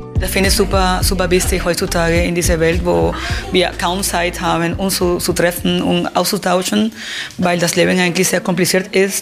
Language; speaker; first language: German; non-native, fluent; Spanish